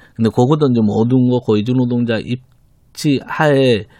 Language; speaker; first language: Korean; non-native, fluent; Bangla